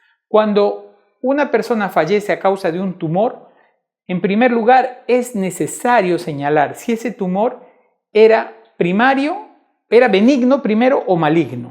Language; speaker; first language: Spanish; native; Spanish